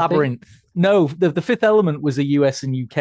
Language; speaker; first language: English; native; English